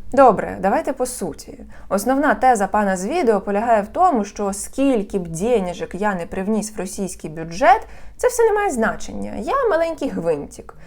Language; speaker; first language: Ukrainian; non-native, local second language; Russian